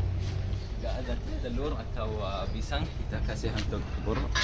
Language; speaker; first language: Indonesian; non-native, learner; Arabic